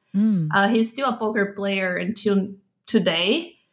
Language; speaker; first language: English; non-native, fluent; Portuguese